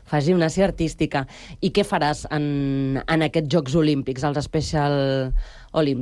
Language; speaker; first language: Catalan; native; Catalan